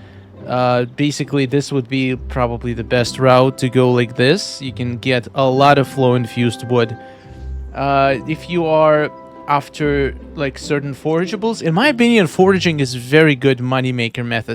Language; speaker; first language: English; non-native, fluent; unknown